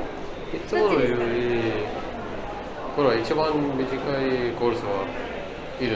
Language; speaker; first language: Japanese; non-native, learner; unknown